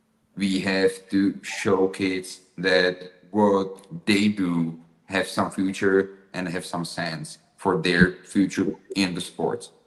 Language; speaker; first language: English; non-native, fluent; Czech